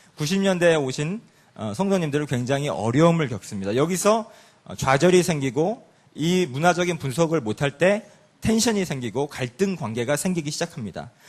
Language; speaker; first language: Korean; early bilingual, other home language; English